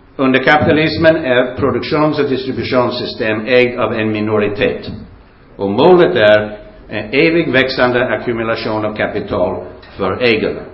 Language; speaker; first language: Swedish; non-native, fluent; English